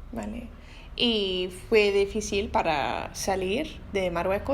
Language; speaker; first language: Spanish; non-native, learner; English